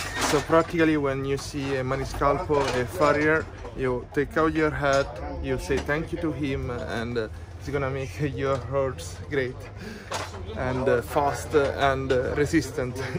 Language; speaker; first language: English; non-native, fluent; Italian